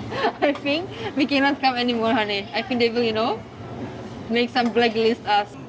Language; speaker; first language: English; non-native, fluent; Czech